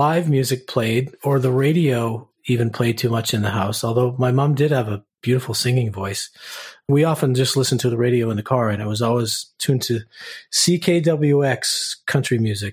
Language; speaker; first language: English; native; English